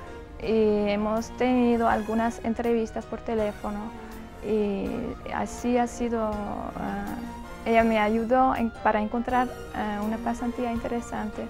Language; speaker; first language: Spanish; non-native, fluent; Dutch